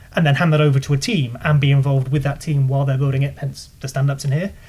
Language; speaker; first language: English; native; English